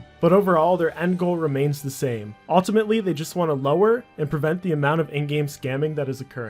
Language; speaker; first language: English; native; English